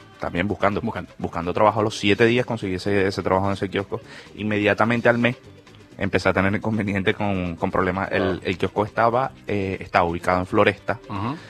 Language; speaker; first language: Spanish; native; Spanish